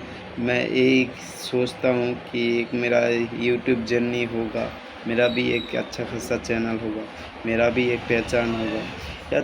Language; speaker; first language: Hindi; non-native, local second language; Bangla